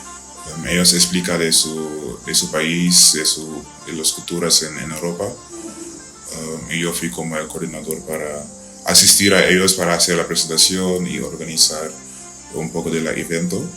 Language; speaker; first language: Spanish; non-native, learner; Dutch